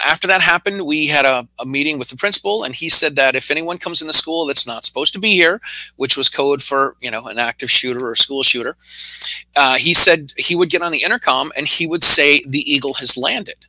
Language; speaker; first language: English; native; English